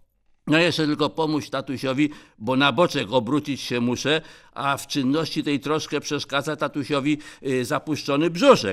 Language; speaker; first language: Polish; native; Polish